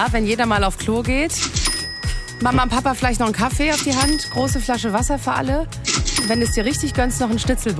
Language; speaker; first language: German; native; German